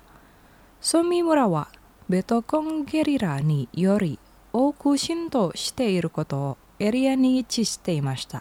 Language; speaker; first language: Japanese; non-native, learner; Indonesian